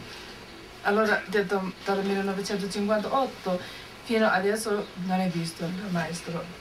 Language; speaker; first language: Italian; non-native, learner; Tibetan